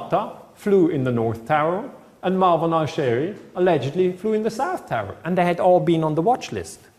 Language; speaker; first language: English; non-native, fluent; German